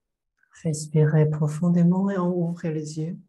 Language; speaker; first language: French; non-native, fluent; Chinese